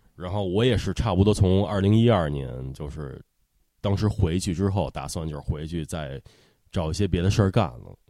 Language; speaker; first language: Chinese; early bilingual, heritage; Chinese